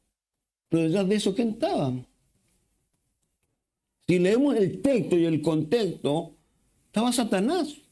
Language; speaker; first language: Spanish; native; Spanish